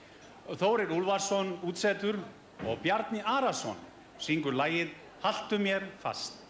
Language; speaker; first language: Icelandic; native; Icelandic